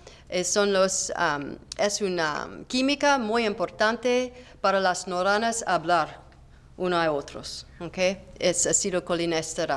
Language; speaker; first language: Spanish; non-native, learner; English